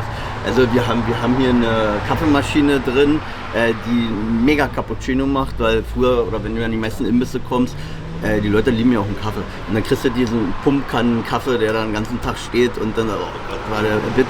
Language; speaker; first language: German; native; German